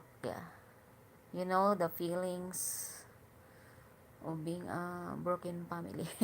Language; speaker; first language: English; non-native, learner; Hiligaynon